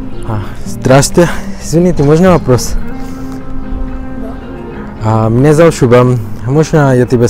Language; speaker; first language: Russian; non-native, learner; Hindi